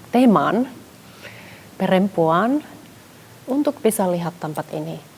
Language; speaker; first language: Indonesian; non-native, fluent; Finnish